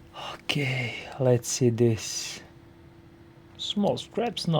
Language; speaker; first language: English; non-native, learner; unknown